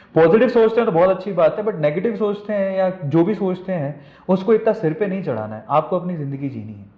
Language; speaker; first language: Hindi; native; Hindi